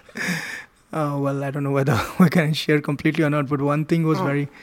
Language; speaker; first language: English; non-native, local second language; Hindi